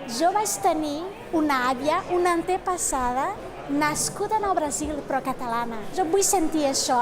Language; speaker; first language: Catalan; non-native, fluent; Portuguese